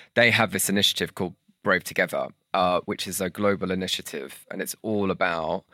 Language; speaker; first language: English; native; English